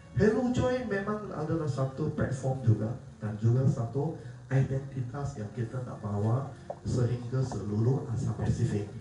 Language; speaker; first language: Malay; non-native, local second language; Chinese